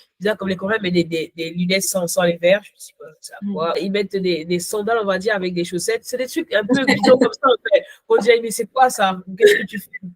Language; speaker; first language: French; early bilingual, other home language; Ghomala